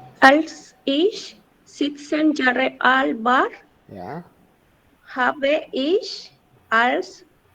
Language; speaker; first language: German; non-native, learner; Spanish